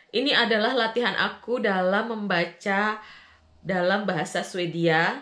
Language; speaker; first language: Indonesian; native; Indonesian